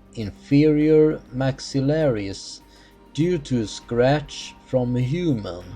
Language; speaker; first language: English; non-native, fluent; Swedish